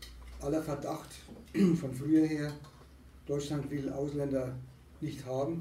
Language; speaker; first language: German; native; German